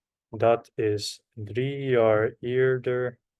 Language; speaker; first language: Dutch; non-native, learner; Korean